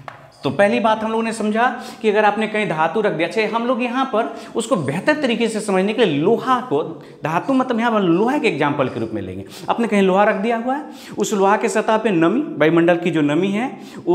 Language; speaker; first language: Hindi; native; Hindi